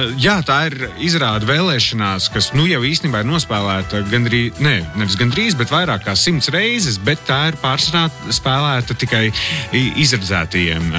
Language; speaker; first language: Latvian; non-native, local second language; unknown